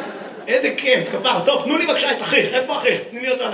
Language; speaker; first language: Hebrew; native; Hebrew